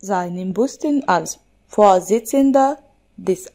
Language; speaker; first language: German; non-native, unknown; Arabic